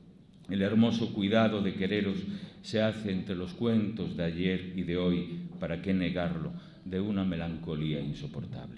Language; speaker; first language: Spanish; native; Spanish